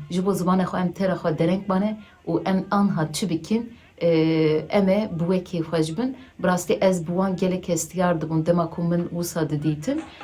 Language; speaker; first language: Kurdish; native; Kurdish